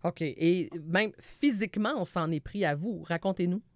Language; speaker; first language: French; native; French